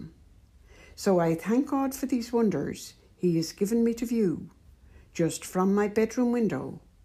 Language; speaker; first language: English; native; English